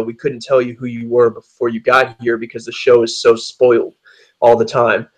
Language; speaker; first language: English; native; English